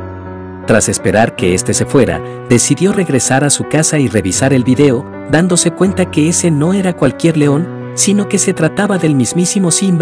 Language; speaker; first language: Spanish; native; Spanish